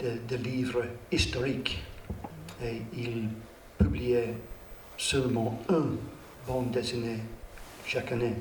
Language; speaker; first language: French; non-native, learner; English